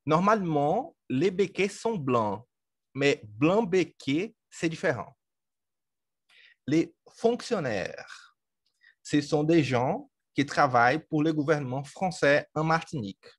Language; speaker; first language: French; native; French